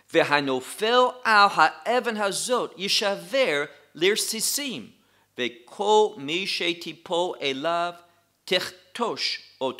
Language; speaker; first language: Hebrew; non-native, fluent; English